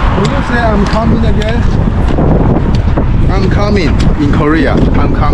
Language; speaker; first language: English; non-native, learner; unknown